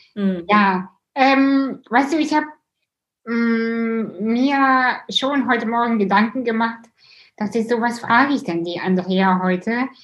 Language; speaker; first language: German; early bilingual, other home language; Russian